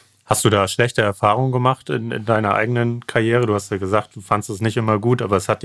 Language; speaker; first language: German; native; German